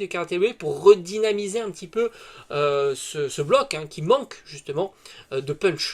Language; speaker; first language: French; native; French